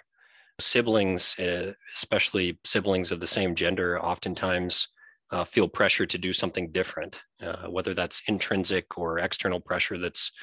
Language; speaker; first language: English; native; English